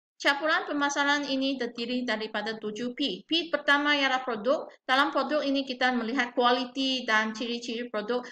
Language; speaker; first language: Malay; non-native, local second language; Chinese